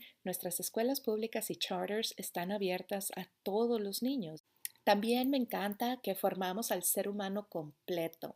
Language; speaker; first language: Spanish; native; Spanish